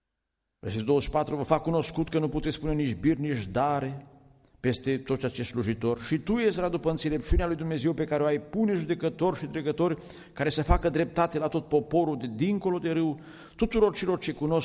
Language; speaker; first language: Romanian; native; Romanian